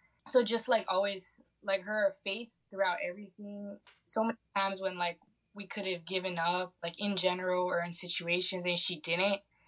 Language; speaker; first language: English; early bilingual, other home language; Portuguese